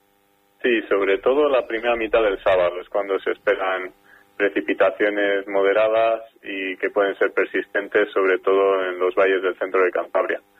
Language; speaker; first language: Spanish; native; Spanish